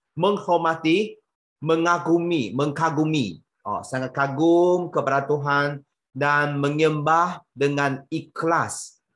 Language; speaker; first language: Malay; non-native, local second language; Chinese